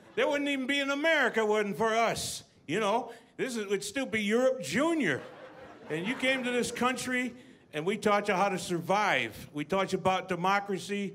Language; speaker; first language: English; native; English